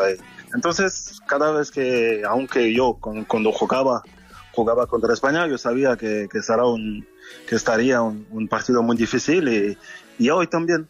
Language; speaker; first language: Spanish; non-native, learner; French